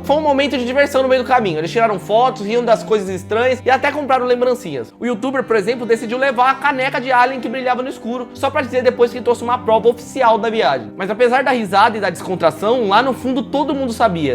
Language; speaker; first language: Portuguese; native; Portuguese